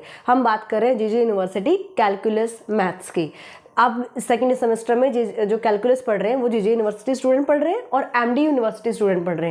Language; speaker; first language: Hindi; native; Hindi